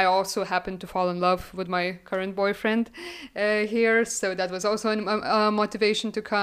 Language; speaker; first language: English; non-native, fluent; Lithuanian